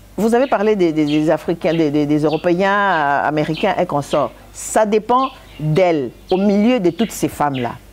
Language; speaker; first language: French; non-native, local second language; Lingala